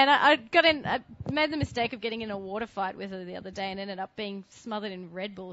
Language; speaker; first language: English; native; English